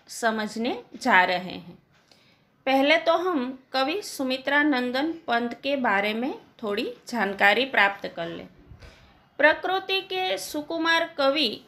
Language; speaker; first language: Hindi; non-native, local second language; Gujarati